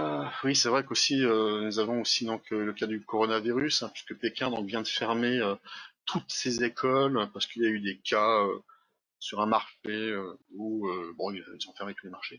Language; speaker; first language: French; native; French